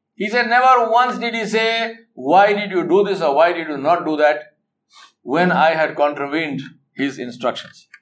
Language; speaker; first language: English; non-native, local second language; Urdu